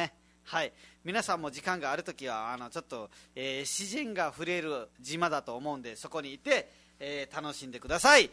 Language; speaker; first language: Japanese; non-native, fluent; Nepali